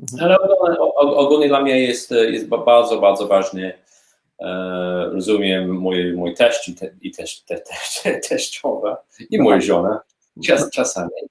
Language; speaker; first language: Polish; non-native, learner; English